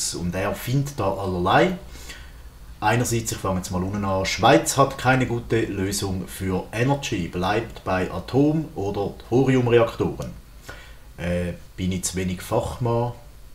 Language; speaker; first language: German; native; German